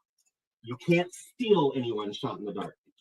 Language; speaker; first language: English; native; English